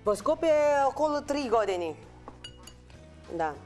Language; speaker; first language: Macedonian; non-native, learner; Filipino